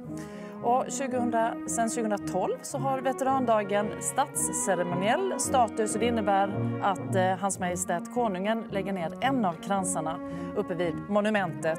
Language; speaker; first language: Swedish; native; Swedish